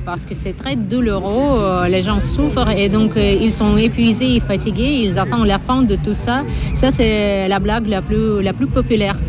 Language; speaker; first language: French; non-native, fluent; Russian